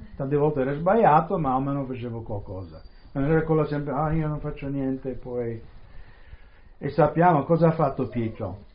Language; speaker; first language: Italian; non-native, fluent; English